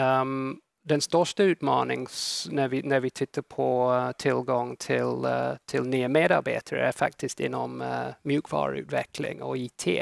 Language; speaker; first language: Swedish; non-native, fluent; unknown